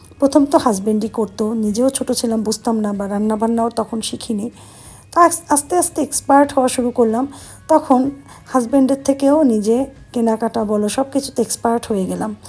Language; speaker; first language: Bangla; native; Bangla